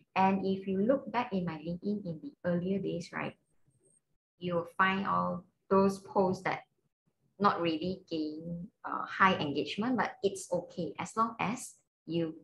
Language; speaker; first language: English; non-native, local second language; Cantonese